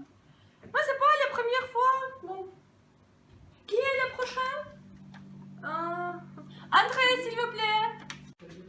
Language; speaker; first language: French; non-native, fluent; Russian